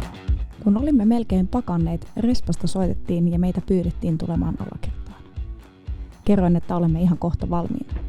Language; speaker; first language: Finnish; native; Finnish